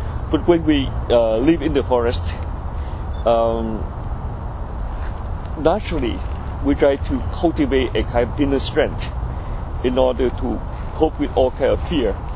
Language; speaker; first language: English; non-native, fluent; Vietnamese